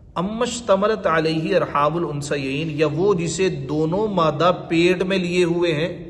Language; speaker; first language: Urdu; non-native, local second language; Punjabi